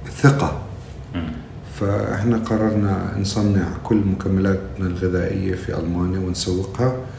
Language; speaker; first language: Arabic; native; Arabic